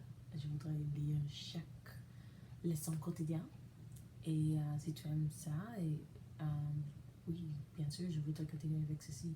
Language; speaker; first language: French; non-native, learner; English